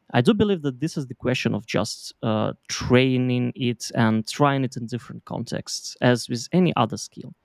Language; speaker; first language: English; non-native, fluent; Belarusian